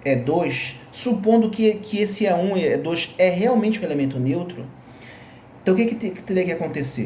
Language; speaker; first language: Portuguese; native; Portuguese